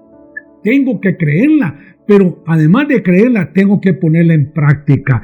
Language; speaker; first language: Spanish; native; Spanish